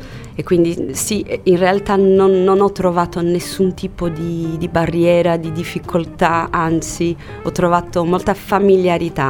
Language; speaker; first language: Italian; non-native, fluent; Portuguese